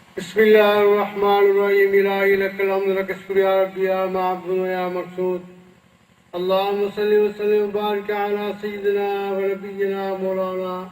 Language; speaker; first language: Arabic; non-native, fluent; Tamil